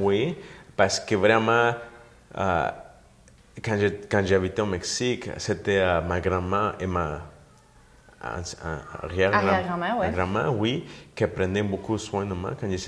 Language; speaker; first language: French; non-native, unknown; Spanish